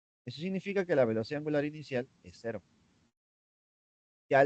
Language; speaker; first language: Spanish; native; Spanish